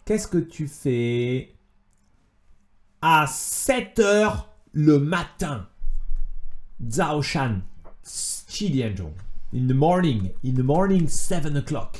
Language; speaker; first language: French; native; French